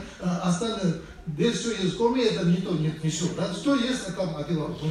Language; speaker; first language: Russian; non-native, fluent; Tibetan